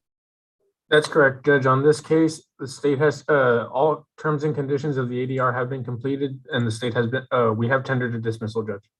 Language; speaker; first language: English; native; English